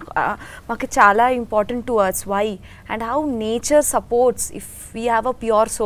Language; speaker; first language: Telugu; non-native, learner; Bangla